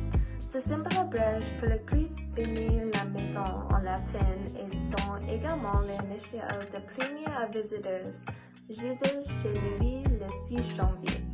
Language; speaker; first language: French; non-native, learner; English